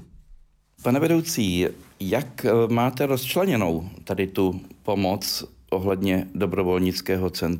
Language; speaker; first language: Czech; native; Czech